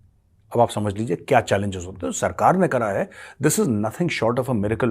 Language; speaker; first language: Hindi; native; Hindi